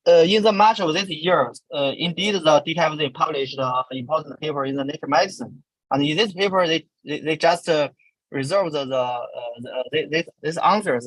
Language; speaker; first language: English; non-native, fluent; Chinese